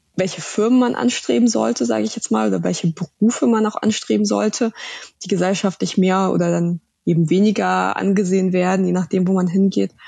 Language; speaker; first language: German; early bilingual, other home language; Russian